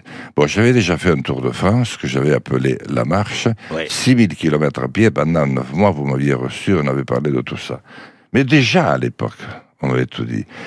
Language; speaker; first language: French; native; French